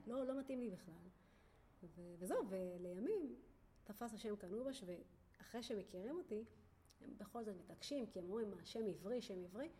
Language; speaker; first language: Hebrew; early bilingual, other home language; Amharic